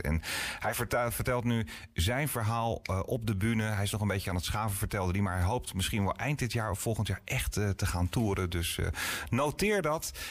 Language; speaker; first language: Dutch; native; Dutch